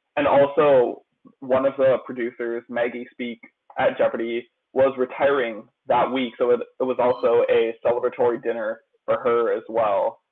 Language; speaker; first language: English; native; English